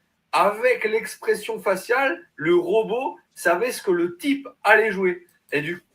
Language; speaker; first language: French; native; French